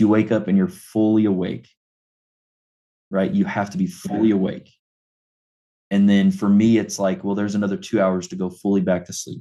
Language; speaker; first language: English; native; English